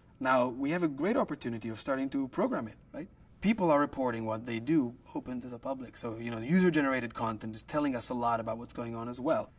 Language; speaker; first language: English; non-native, fluent; Hebrew